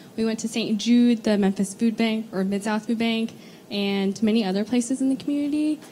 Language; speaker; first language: English; native; English